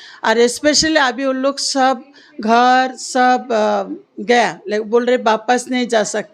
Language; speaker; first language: Hindi; non-native, local second language; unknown